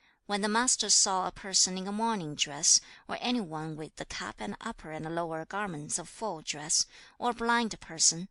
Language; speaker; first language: English; non-native, fluent; Chinese